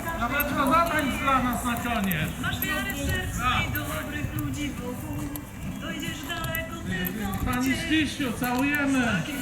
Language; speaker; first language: Polish; native; Polish